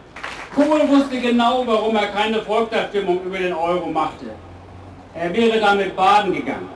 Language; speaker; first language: German; native; German